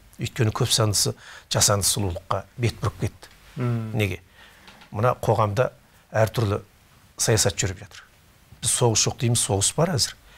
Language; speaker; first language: Kazakh; native; Kazakh